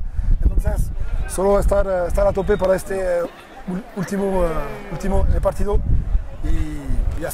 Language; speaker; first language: Spanish; non-native, learner; French